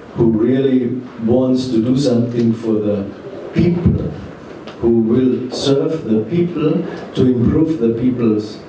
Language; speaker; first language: English; non-native, fluent; German